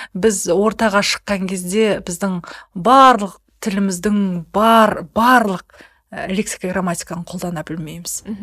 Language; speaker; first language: Kazakh; native; Kazakh